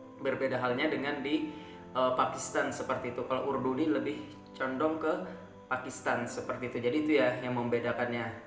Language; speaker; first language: Indonesian; native; Indonesian